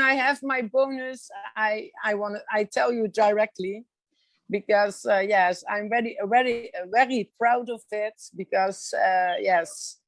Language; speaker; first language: English; non-native, learner; Dutch